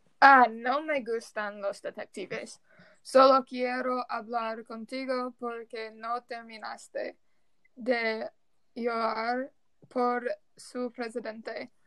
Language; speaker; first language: Spanish; non-native, learner; English